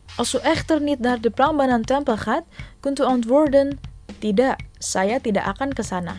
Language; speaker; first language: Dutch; non-native, fluent; Indonesian